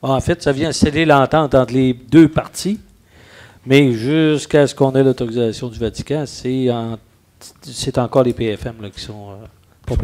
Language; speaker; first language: French; native; French